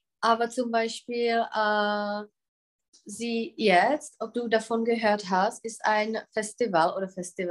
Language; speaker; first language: German; non-native, fluent; Czech